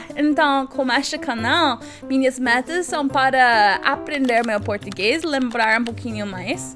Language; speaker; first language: Portuguese; non-native, learner; English